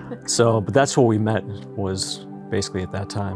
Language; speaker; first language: English; native; English